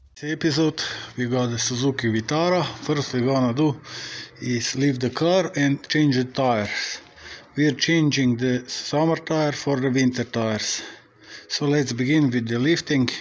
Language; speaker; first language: English; non-native, learner; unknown